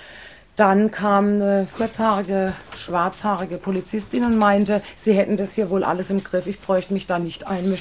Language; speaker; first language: German; native; German